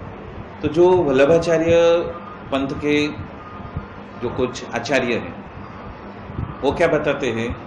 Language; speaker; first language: Hindi; non-native, local second language; Gujarati